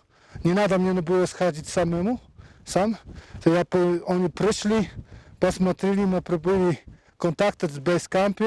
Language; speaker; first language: Russian; non-native, learner; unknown